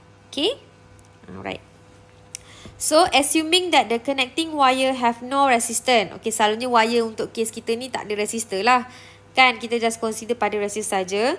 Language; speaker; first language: English; non-native, local second language; Malay